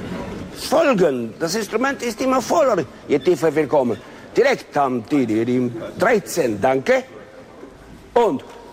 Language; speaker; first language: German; non-native, fluent; Romanian